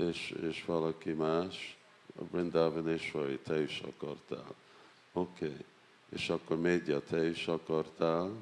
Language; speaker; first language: Hungarian; non-native, learner; English